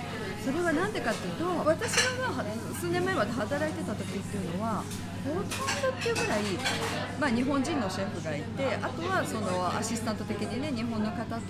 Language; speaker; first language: Japanese; native; Japanese